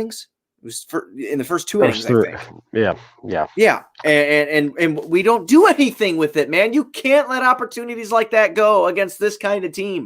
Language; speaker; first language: English; native; English